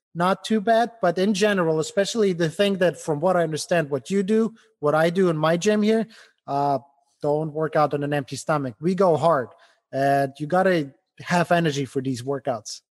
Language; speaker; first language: English; non-native, fluent; Ukrainian